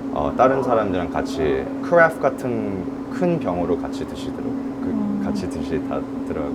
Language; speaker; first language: Korean; early bilingual, heritage; English